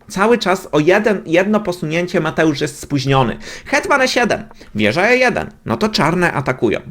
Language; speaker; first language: Polish; native; Polish